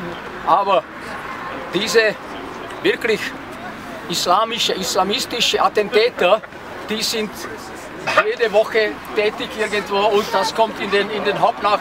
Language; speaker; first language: German; non-native, fluent; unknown